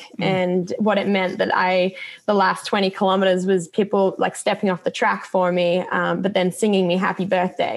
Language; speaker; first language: English; native; English